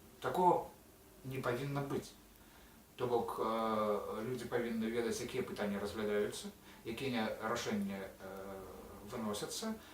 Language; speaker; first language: Belarusian; native; Belarusian